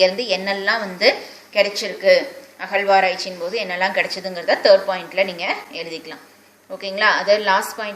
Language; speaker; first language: Tamil; native; Tamil